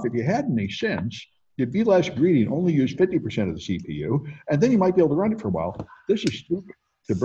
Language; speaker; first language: English; native; English